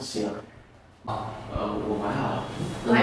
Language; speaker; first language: Chinese; non-native, learner; Vietnamese